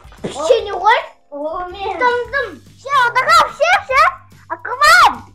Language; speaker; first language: Russian; non-native, local second language; Kazakh